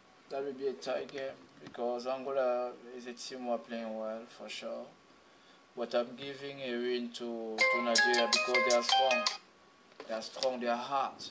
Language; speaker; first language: English; non-native, local second language; French